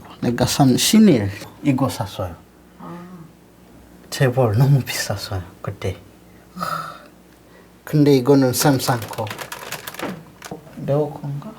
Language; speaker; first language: Korean; non-native, learner; English